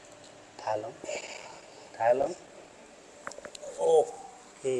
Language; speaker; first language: Vietnamese; non-native, learner; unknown